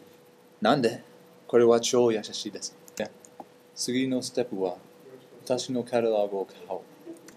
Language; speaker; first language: Japanese; non-native, learner; English